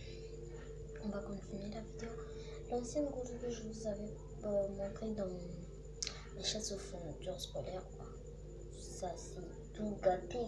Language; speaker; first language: French; non-native, local second language; Lingala